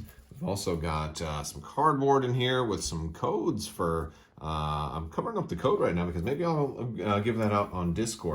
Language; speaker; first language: English; native; English